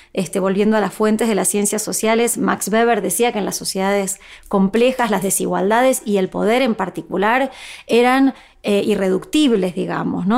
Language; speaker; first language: Spanish; native; Spanish